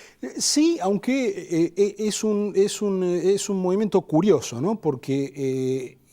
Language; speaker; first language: Spanish; native; Spanish